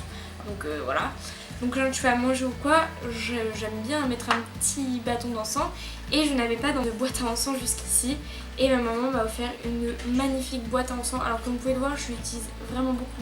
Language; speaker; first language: French; native; French